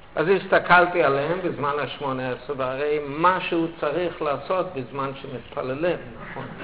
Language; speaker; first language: Hebrew; non-native, fluent; German